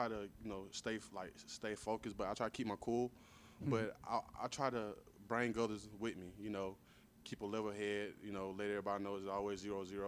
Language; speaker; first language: English; native; English